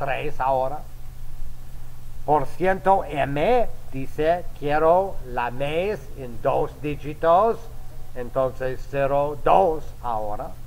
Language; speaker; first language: Spanish; non-native, fluent; English